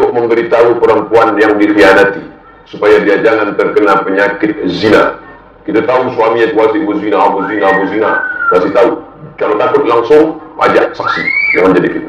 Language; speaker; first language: Indonesian; non-native, local second language; Malay